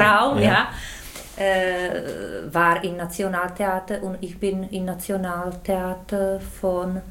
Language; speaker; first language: German; non-native, learner; Czech